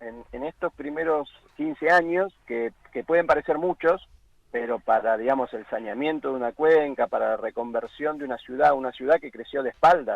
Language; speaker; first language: Spanish; native; Spanish